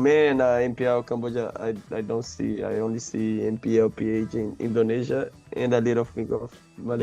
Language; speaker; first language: English; non-native, learner; Portuguese